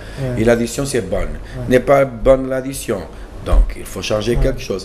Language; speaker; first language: French; non-native, learner; Portuguese